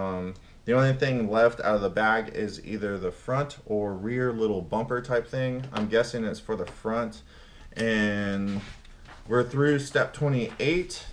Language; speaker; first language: English; native; English